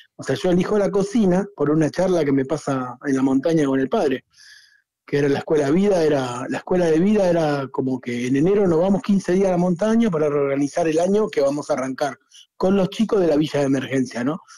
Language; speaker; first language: Spanish; native; Spanish